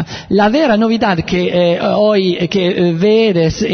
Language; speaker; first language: Spanish; non-native, learner; Italian